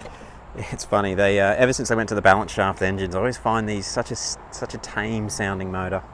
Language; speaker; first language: English; native; English